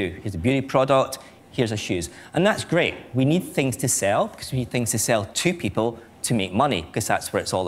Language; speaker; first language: English; native; English